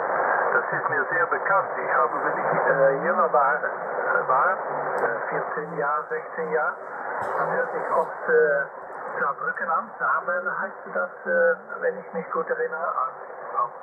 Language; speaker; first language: German; non-native, fluent; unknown